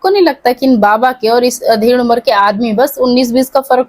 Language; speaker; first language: Hindi; native; Hindi